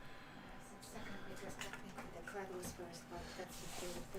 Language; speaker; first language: English; native; English